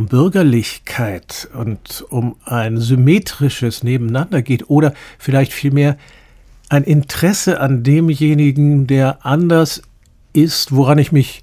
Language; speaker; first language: German; native; German